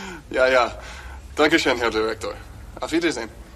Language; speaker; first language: German; non-native, learner; English